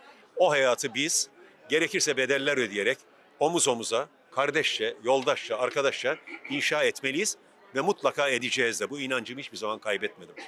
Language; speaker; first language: Turkish; native; Turkish